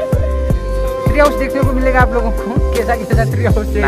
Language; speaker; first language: Hindi; non-native, local second language; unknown